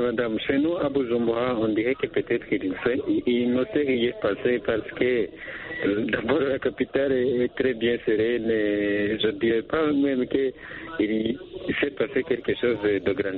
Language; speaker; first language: French; non-native, local second language; Rundi